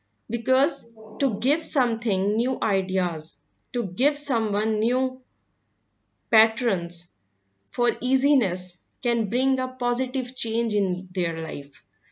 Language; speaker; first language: English; non-native, local second language; Urdu